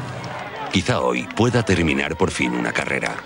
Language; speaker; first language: Spanish; native; Spanish